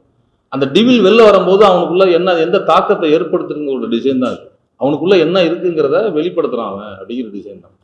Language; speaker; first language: Tamil; native; Tamil